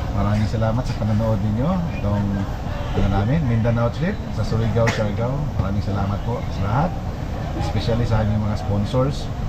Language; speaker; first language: Filipino; non-native, local second language; Cebuano